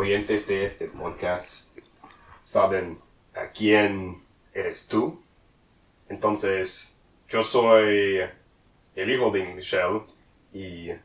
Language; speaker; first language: Spanish; non-native, learner; English